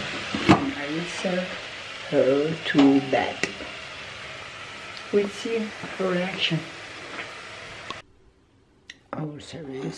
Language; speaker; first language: English; non-native, learner; Turkish